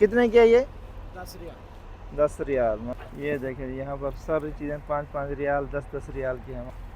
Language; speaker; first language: Hindi; native; Hindi